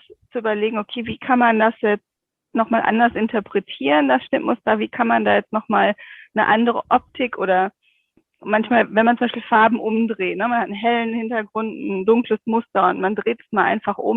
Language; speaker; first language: German; native; German